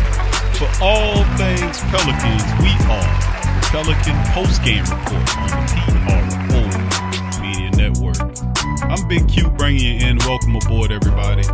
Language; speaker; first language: English; native; English